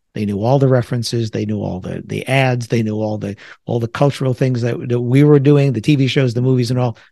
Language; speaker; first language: English; native; English